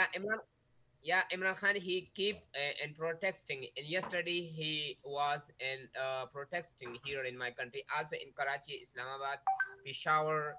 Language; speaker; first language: English; non-native, learner; Pashto